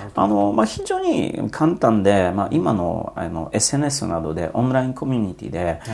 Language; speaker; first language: Japanese; non-native, fluent; Polish